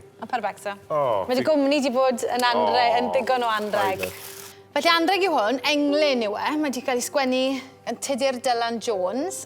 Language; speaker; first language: Welsh; native; Welsh